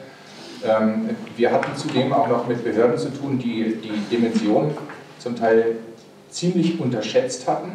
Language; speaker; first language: German; native; German